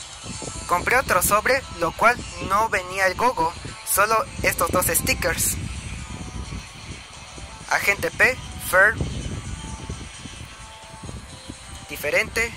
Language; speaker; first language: Spanish; native; Spanish